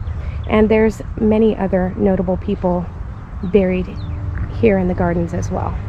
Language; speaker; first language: English; native; English